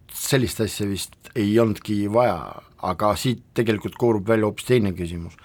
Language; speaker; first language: Estonian; non-native, local second language; Russian